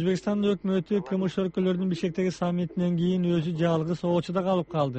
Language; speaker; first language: Kyrgyz; native; Kyrgyz